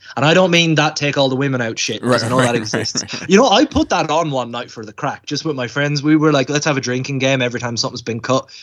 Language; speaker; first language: English; native; English